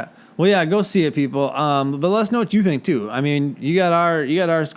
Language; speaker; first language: English; native; English